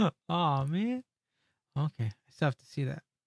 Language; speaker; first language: English; native; English